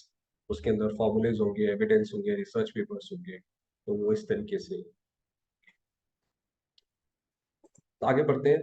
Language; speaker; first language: Hindi; native; Hindi